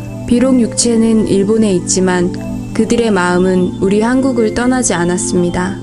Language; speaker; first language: Korean; native; Korean